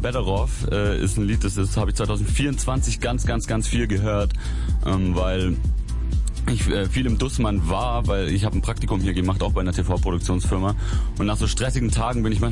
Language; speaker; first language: German; native; German